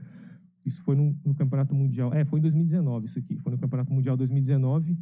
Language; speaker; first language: Portuguese; native; Portuguese